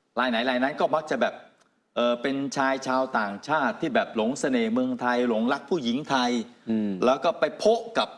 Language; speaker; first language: Thai; native; Thai